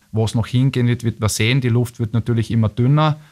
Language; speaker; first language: German; native; German